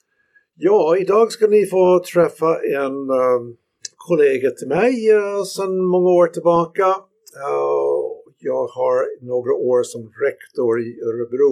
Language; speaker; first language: Swedish; non-native, fluent; English